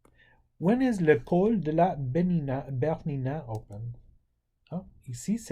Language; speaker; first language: French; non-native, fluent; English